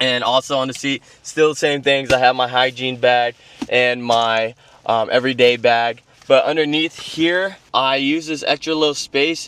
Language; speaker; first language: English; native; English